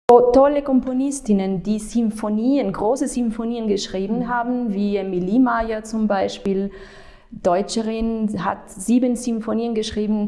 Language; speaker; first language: German; non-native, fluent; Italian